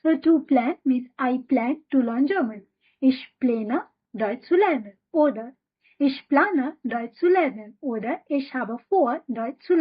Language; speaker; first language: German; non-native, fluent; Hindi